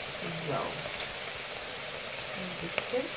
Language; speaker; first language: German; non-native, fluent; Persian